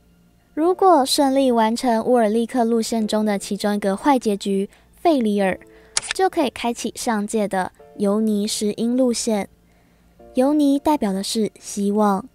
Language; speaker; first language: Chinese; native; Chinese